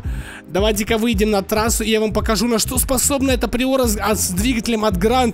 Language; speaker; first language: Russian; native; Russian